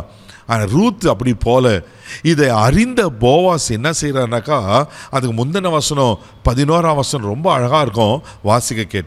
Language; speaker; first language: Tamil; native; Tamil